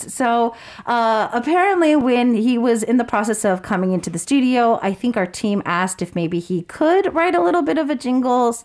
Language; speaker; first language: English; early bilingual, other home language; Korean